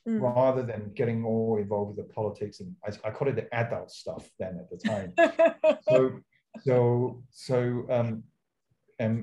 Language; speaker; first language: English; non-native, local second language; Cantonese